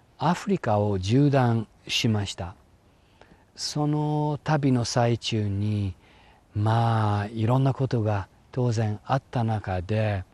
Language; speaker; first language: Japanese; non-native, fluent; English